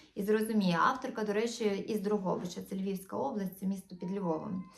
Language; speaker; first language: Ukrainian; non-native, local second language; Russian